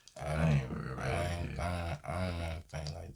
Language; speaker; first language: English; native; English